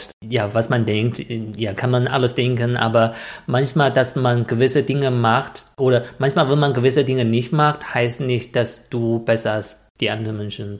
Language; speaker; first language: German; non-native, fluent; Chinese